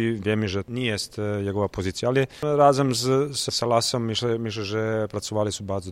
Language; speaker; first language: Polish; non-native, learner; Croatian